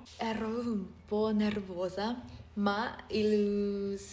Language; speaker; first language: Italian; non-native, learner; Japanese